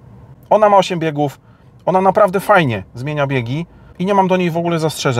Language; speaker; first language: Polish; native; Polish